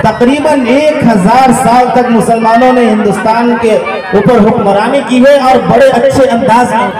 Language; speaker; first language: Urdu; native; Urdu